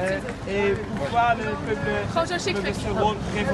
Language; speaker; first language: French; non-native, learner; Dutch